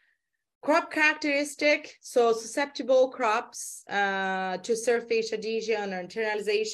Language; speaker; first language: English; non-native, fluent; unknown